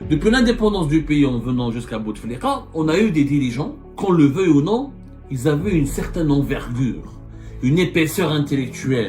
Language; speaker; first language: French; non-native, local second language; Arabic